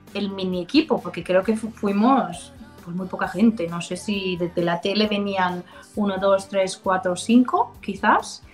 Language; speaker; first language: Spanish; non-native, fluent; Danish